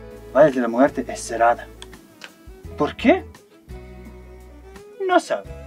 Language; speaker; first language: Spanish; non-native, learner; Serbian